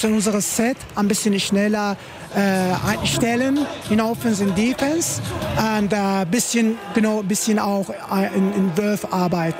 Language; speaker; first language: German; non-native, learner; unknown